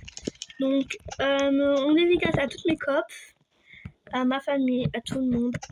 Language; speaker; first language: French; native; French